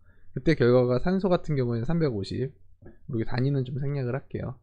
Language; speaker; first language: Korean; native; Korean